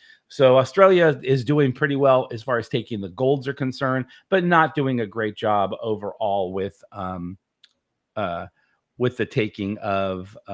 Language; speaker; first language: English; native; English